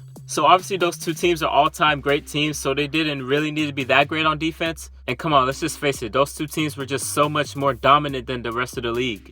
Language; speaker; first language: English; native; English